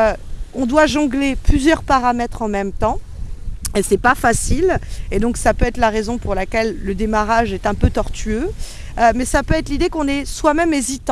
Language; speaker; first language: French; native; French